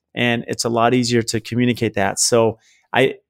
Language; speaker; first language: English; native; English